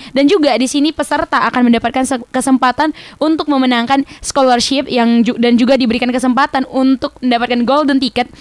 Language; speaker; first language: Indonesian; native; Indonesian